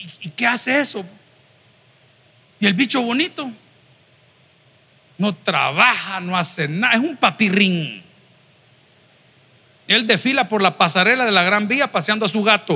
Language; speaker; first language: Spanish; native; Spanish